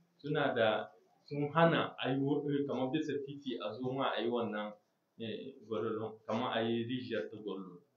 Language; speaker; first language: Hausa; native; Hausa